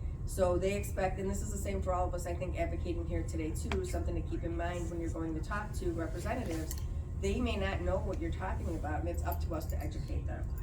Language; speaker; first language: English; native; English